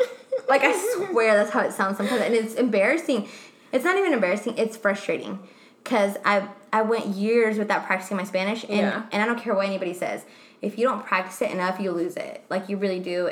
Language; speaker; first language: English; non-native, fluent; Spanish